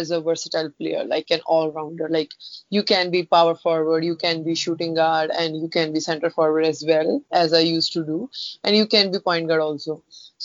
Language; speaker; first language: English; non-native, local second language; Punjabi